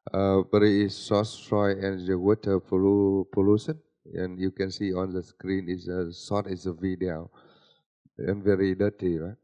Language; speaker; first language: English; non-native, learner; Vietnamese